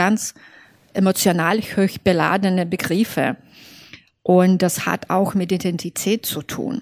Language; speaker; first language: German; non-native, fluent; Belarusian